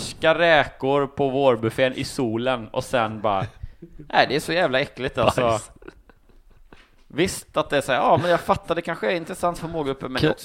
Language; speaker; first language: Swedish; native; Swedish